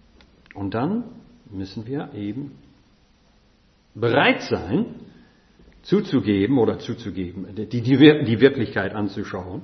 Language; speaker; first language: German; non-native, fluent; English